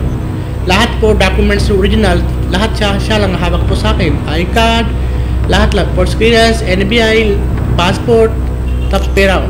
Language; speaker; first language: Filipino; non-native, learner; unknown